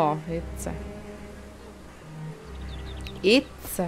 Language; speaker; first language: German; native; German